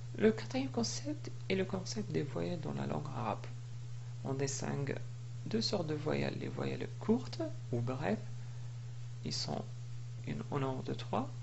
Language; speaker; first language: French; native; French